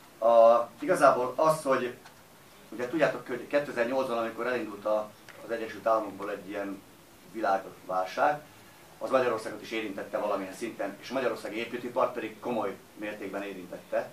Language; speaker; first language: Hungarian; native; Hungarian